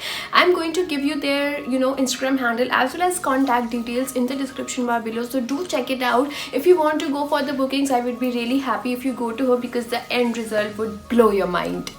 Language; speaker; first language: English; non-native, local second language; Hindi